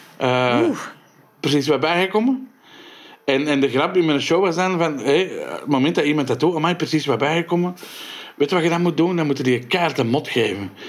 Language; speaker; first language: Dutch; native; Dutch